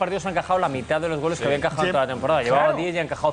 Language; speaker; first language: Spanish; native; Spanish